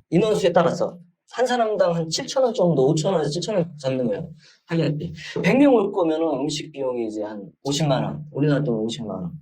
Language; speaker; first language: Korean; native; Korean